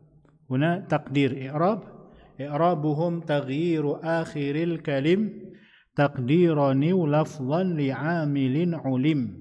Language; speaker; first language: Arabic; non-native, fluent; Indonesian